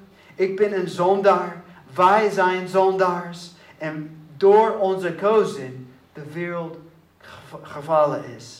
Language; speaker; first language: Dutch; non-native, learner; English